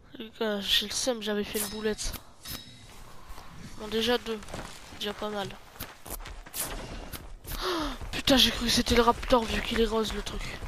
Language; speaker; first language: French; native; French